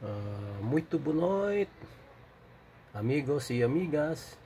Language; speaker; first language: Portuguese; non-native, learner; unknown